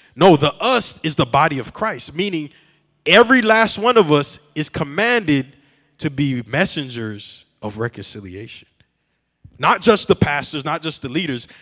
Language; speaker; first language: English; native; English